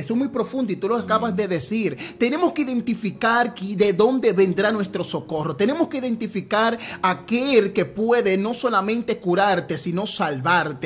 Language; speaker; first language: Spanish; native; Spanish